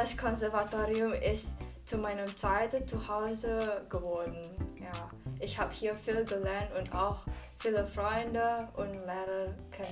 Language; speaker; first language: German; non-native, learner; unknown